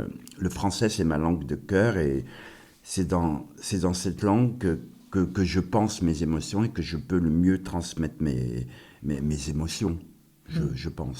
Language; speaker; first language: French; non-native, local second language; Kabyle